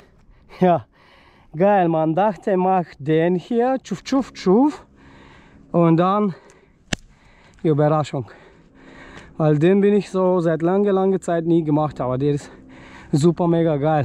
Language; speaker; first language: German; non-native, fluent; Polish